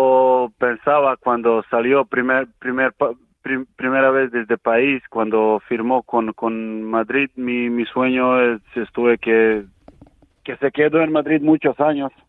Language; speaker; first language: Spanish; non-native, learner; Serbian